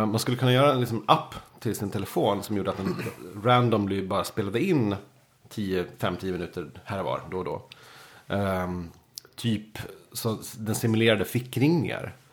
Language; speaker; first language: Swedish; native; Swedish